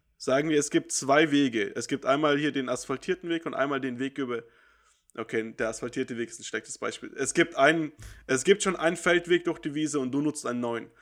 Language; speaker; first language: German; native; German